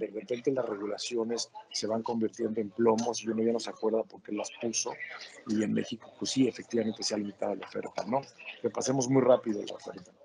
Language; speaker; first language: Spanish; native; Spanish